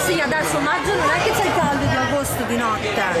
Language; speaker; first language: Italian; native; Italian